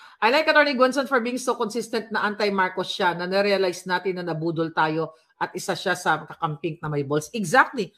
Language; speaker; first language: Filipino; non-native, local second language; Hiligaynon